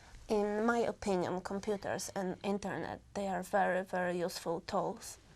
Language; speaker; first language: English; non-native, learner; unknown